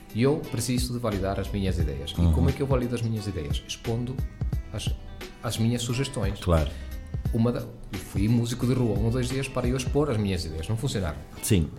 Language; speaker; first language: Portuguese; early bilingual, heritage; Spanish